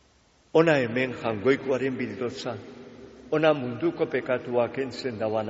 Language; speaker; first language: Basque; native; Basque